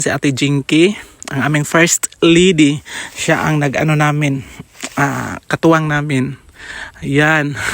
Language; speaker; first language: Filipino; non-native, local second language; Cebuano